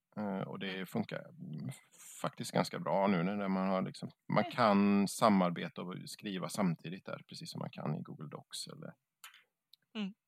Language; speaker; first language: Swedish; native; Swedish